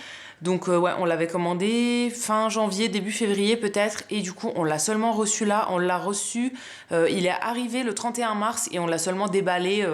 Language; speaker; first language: French; native; French